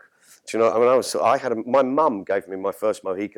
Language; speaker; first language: English; native; English